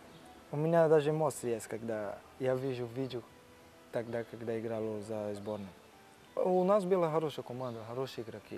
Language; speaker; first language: Russian; non-native, learner; Portuguese